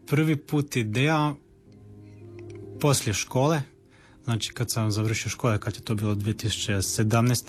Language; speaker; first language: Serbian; early bilingual, heritage; Croatian